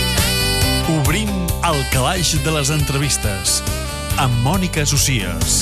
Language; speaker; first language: Catalan; native; Catalan